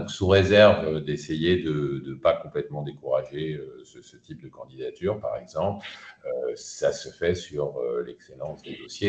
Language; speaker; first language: French; native; French